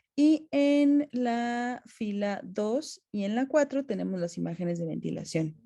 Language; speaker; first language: Spanish; native; Spanish